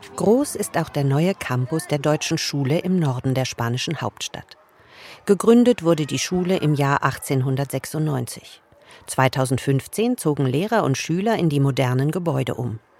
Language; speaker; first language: German; native; German